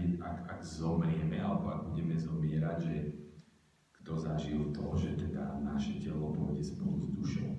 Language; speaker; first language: Slovak; native; Slovak